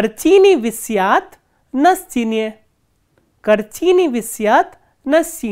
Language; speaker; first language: Russian; non-native, fluent; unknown